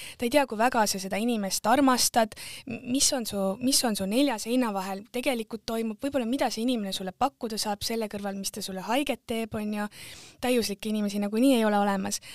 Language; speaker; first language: Estonian; native; Estonian